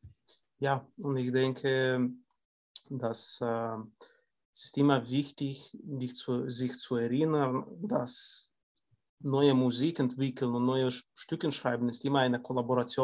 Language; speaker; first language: German; non-native, fluent; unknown